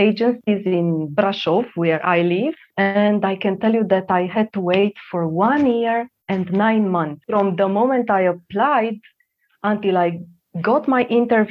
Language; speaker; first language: English; non-native, fluent; Romanian